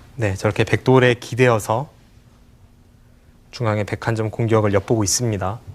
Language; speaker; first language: Korean; native; Korean